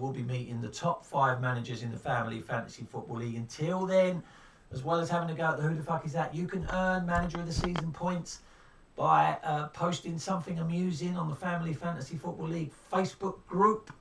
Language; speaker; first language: English; native; English